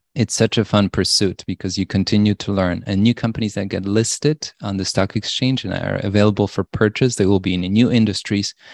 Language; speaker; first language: English; non-native, fluent; Polish